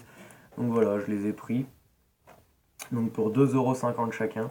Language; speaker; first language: French; native; French